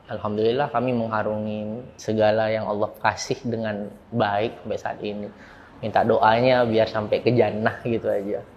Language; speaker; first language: Indonesian; early bilingual, heritage; Indonesian